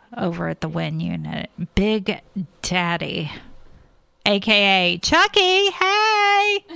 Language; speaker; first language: English; native; English